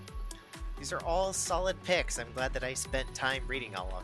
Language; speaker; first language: English; native; English